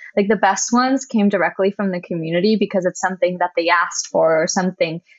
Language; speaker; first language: English; non-native, fluent; German